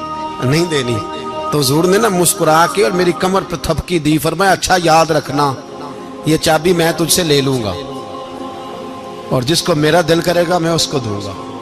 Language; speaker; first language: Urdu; non-native, local second language; Punjabi